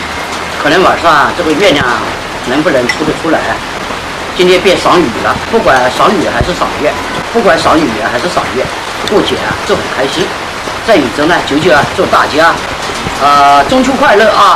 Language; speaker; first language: Chinese; native; Chinese